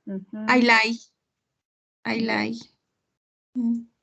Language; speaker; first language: English; non-native, learner; Spanish